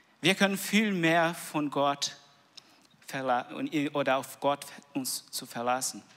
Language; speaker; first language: German; non-native, learner; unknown